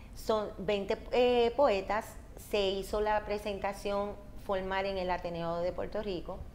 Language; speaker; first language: Spanish; native; Spanish